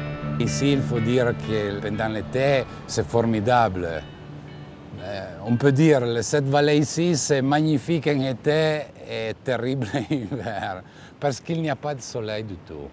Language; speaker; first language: French; non-native, fluent; Italian